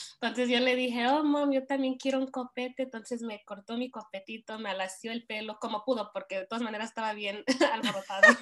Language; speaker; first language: Spanish; early bilingual, heritage; Spanish